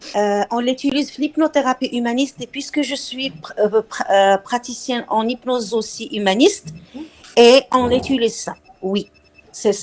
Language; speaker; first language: French; non-native, local second language; Arabic